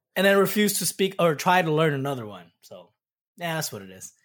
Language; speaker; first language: English; early bilingual, other home language; Pampanga